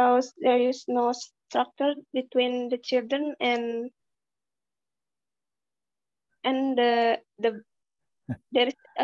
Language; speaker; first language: English; non-native, learner; Indonesian